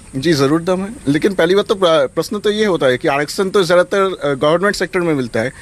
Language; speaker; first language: Hindi; non-native, local second language; Bangla